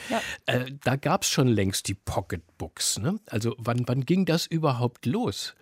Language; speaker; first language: German; native; German